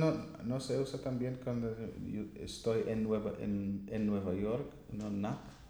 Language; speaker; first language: Spanish; non-native, learner; English